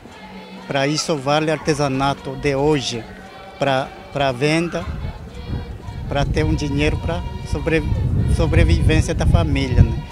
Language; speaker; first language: Portuguese; non-native, local second language; Guarani